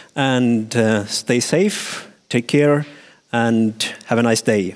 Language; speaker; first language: English; non-native, fluent; Estonian